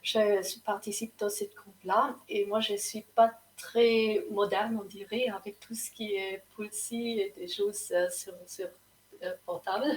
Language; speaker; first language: French; non-native, fluent; German